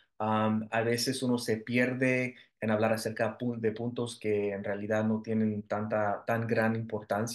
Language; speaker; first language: Spanish; early bilingual, heritage; Spanish